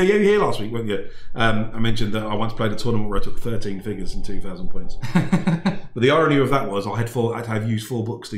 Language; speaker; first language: English; native; English